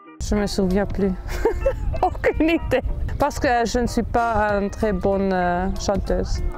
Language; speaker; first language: French; non-native, local second language; German